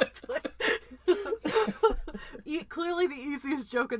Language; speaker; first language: English; native; English